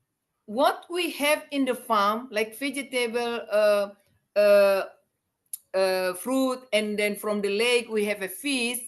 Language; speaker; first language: English; non-native, learner; Indonesian